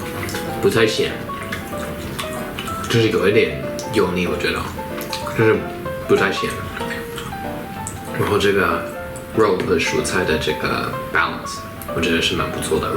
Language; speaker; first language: Chinese; non-native, fluent; English